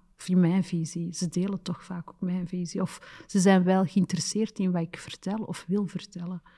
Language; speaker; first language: Dutch; early bilingual, other home language; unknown